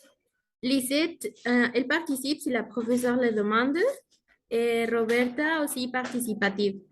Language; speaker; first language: French; non-native, learner; Spanish